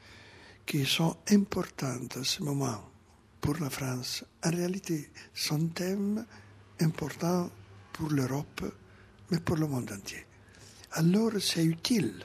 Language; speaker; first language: French; non-native, fluent; Italian